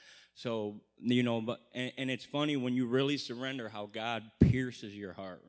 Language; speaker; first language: English; native; English